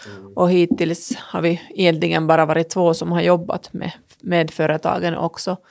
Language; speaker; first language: Swedish; non-native, local second language; Finnish